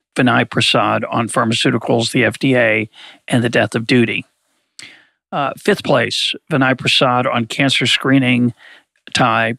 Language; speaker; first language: English; native; English